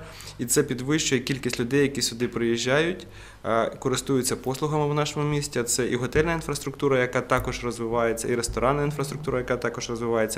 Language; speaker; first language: Ukrainian; native; Ukrainian